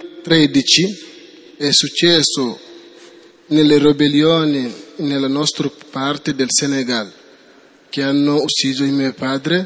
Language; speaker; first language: Italian; non-native, learner; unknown